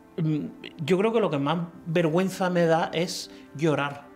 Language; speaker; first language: Spanish; native; Spanish